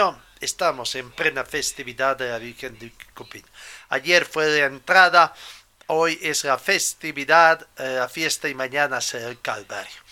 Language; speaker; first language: Spanish; native; Spanish